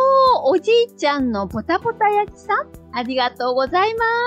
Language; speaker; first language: Japanese; native; Japanese